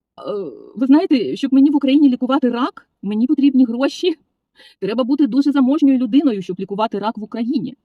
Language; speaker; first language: Ukrainian; native; Ukrainian